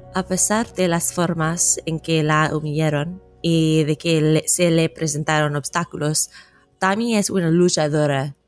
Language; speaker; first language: Spanish; non-native, fluent; English